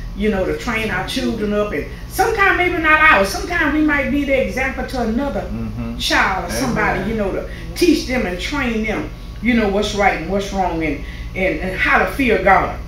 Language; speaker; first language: English; native; English